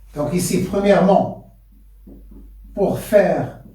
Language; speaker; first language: French; non-native, local second language; Arabic